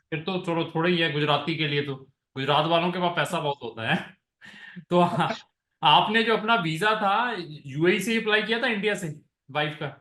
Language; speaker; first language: Hindi; non-native, local second language; Punjabi